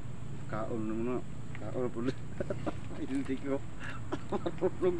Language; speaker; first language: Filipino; non-native, local second language; Surigaonon